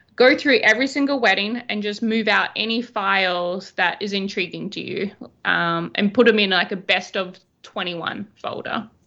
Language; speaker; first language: English; native; English